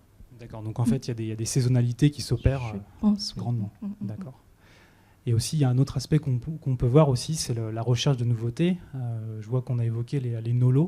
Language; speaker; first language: French; native; French